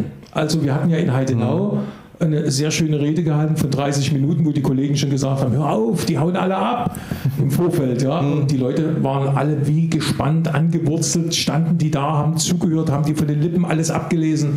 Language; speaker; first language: German; native; German